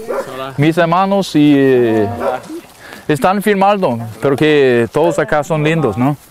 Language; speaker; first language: Spanish; non-native, learner; Danish